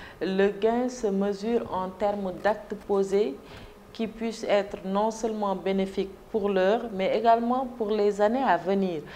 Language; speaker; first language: French; non-native, local second language; Wolof